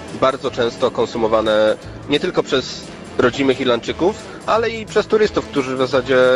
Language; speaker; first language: Polish; native; Polish